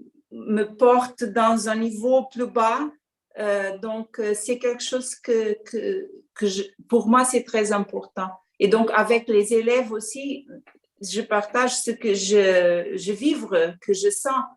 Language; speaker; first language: French; non-native, learner; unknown